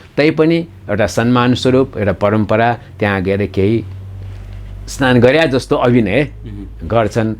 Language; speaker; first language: Nepali; non-native, local second language; Newari